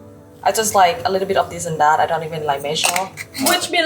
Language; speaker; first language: English; non-native, fluent; Thai